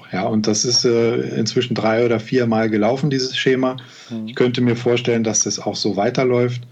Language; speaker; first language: German; native; German